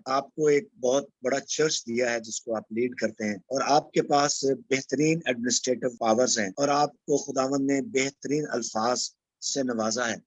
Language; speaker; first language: Urdu; non-native, local second language; Punjabi